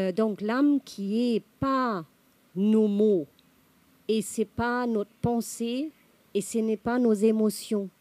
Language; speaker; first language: French; non-native, fluent; German